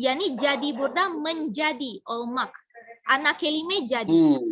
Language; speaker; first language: Indonesian; non-native, fluent; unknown